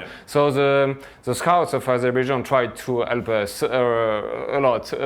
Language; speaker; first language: English; non-native, fluent; French